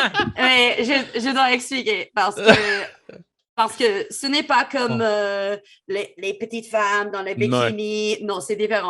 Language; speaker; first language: French; non-native, fluent; English